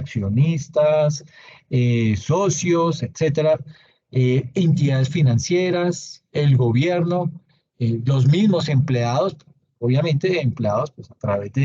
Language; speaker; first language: Spanish; native; Spanish